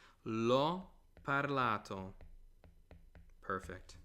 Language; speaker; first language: Italian; non-native, fluent; English